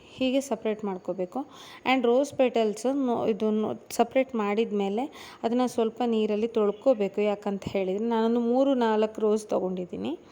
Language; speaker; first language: Kannada; non-native, local second language; Tulu